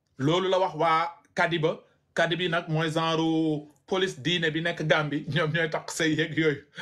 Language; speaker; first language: Wolof; non-native, local second language; Fula